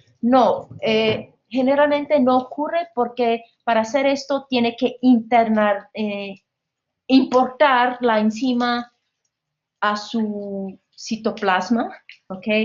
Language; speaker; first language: Spanish; non-native, fluent; English